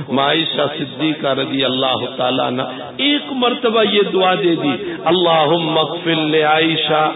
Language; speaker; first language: Urdu; non-native, local second language; Gujarati